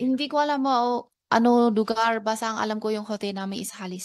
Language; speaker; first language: Filipino; non-native, learner; Chinese